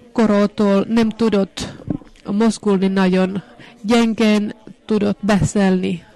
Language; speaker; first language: Hungarian; non-native, fluent; Finnish